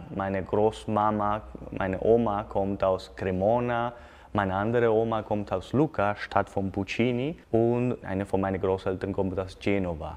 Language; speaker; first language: German; non-native, fluent; Spanish